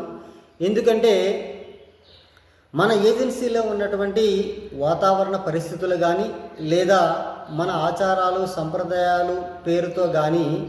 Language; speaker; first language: Telugu; native; Telugu